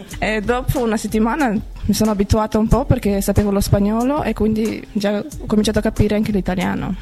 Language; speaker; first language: Italian; non-native, fluent; Romanian